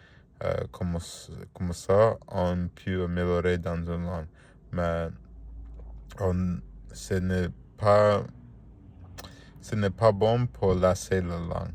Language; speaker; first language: French; non-native, learner; Spanish